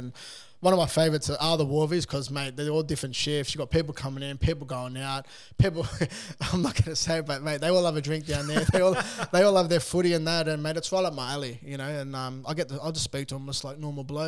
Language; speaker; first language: English; native; English